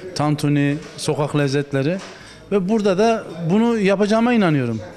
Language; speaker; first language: Turkish; native; Turkish